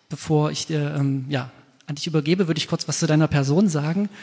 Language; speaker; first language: German; native; German